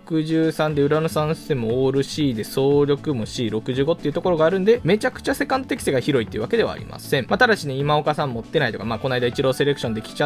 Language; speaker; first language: Japanese; native; Japanese